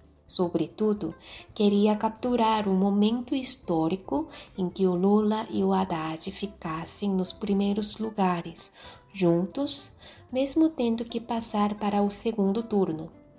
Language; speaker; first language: Portuguese; non-native, fluent; Korean